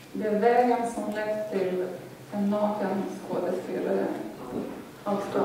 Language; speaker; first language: Swedish; non-native, fluent; Lithuanian